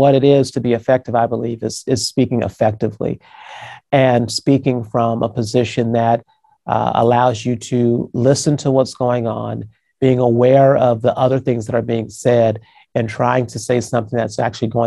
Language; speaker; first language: English; native; English